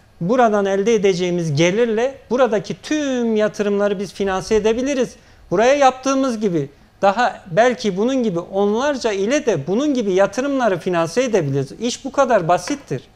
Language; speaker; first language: Turkish; native; Turkish